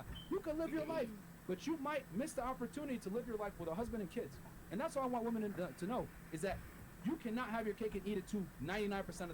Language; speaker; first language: English; native; English